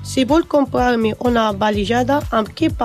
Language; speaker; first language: Catalan; non-native, learner; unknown